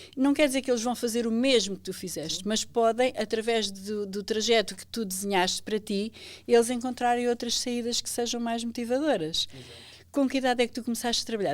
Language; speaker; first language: Portuguese; native; Portuguese